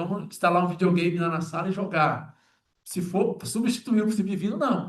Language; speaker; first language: Portuguese; native; Portuguese